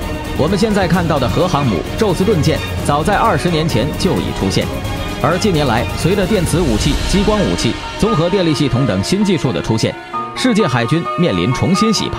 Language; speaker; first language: Chinese; native; Chinese